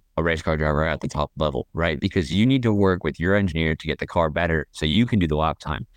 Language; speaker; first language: English; native; English